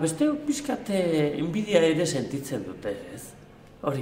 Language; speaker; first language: Basque; non-native, local second language; Spanish